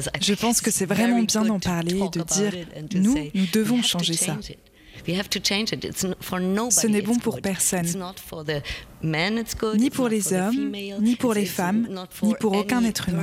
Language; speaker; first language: French; non-native, fluent; German